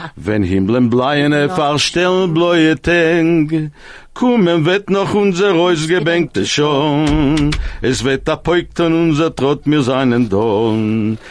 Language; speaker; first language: English; non-native, fluent; Spanish